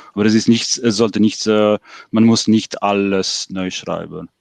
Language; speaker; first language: German; non-native, fluent; French